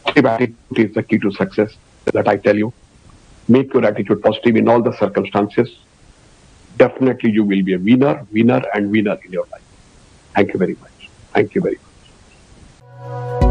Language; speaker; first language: English; non-native, local second language; Hindi